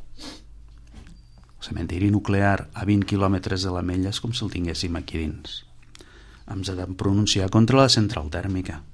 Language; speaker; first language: Catalan; native; Catalan